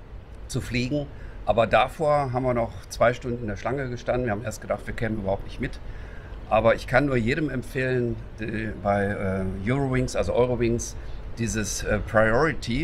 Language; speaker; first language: German; native; German